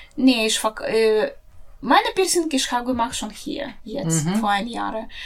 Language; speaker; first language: German; non-native, learner; Russian